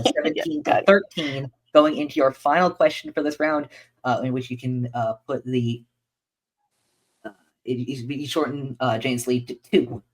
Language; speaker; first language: English; native; English